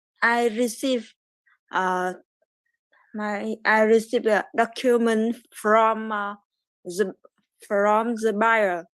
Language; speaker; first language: English; non-native, learner; Vietnamese